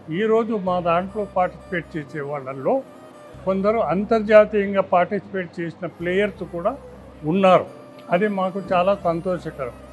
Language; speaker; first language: Telugu; native; Telugu